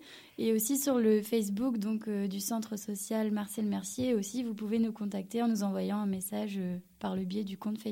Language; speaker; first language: French; native; French